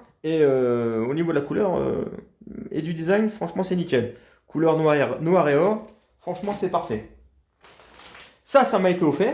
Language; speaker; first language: French; native; French